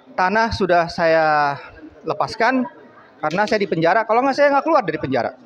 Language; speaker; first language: Indonesian; native; Indonesian